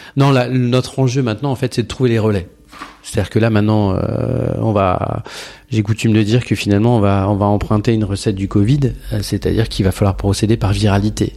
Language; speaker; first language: French; native; French